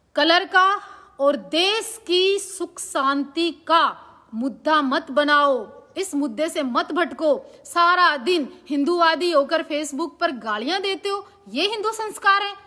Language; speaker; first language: Hindi; native; Hindi